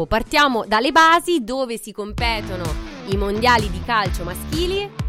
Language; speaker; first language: Italian; native; Italian